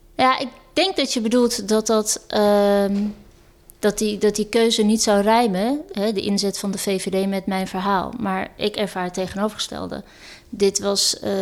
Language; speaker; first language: Dutch; early bilingual, other home language; Turkish